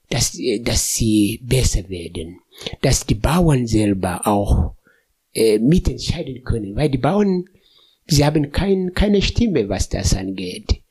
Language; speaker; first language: German; non-native, fluent; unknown